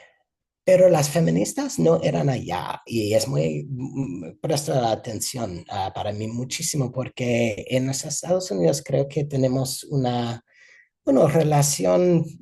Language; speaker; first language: Spanish; non-native, fluent; English